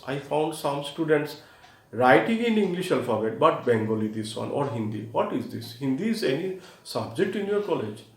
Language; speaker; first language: English; non-native, local second language; Bangla